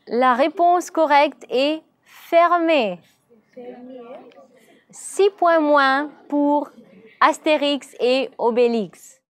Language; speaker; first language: French; non-native, learner; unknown